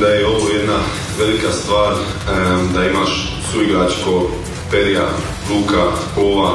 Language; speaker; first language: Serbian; early bilingual, heritage; Croatian